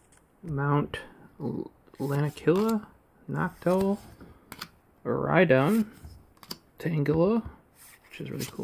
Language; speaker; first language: English; native; English